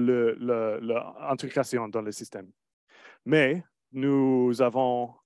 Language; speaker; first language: French; non-native, learner; English